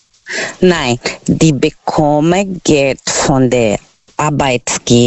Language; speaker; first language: German; non-native, learner; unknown